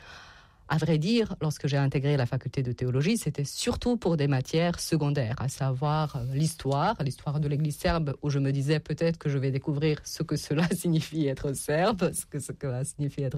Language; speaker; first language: French; non-native, fluent; Serbian